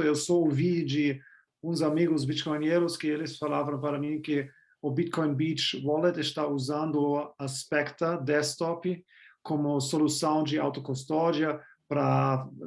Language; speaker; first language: Portuguese; non-native, fluent; German